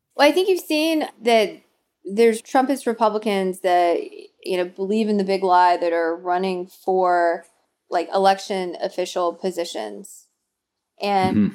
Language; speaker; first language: English; native; English